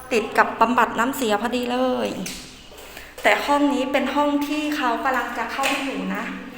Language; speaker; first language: Thai; native; Thai